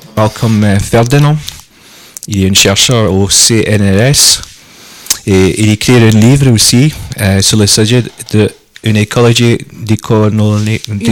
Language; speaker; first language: French; non-native, learner; English